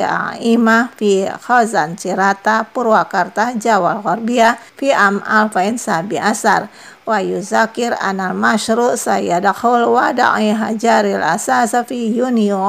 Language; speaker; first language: Arabic; non-native, fluent; Indonesian